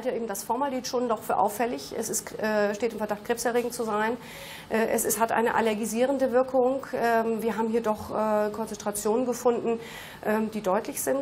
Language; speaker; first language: German; native; German